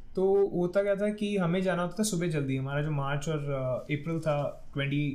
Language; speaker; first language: Hindi; non-native, local second language; Punjabi